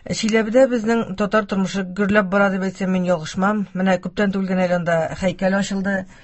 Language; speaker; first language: Tatar; native; Tatar